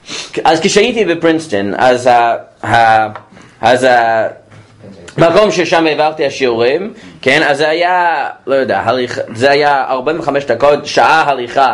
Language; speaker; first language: Hebrew; non-native, fluent; English